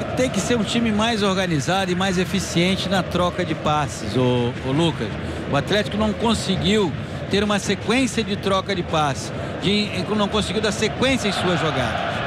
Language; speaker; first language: Portuguese; native; Portuguese